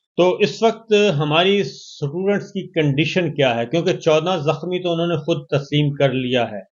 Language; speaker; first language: Urdu; native; Urdu